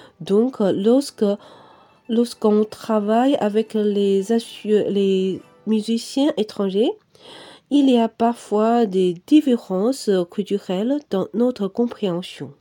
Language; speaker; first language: French; non-native, fluent; Chinese